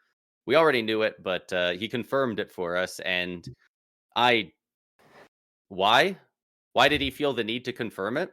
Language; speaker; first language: English; native; English